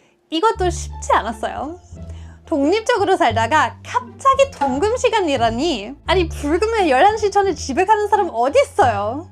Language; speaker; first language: Korean; non-native, fluent; German